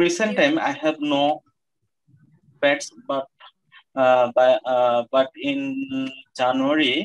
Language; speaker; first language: English; non-native, learner; Bangla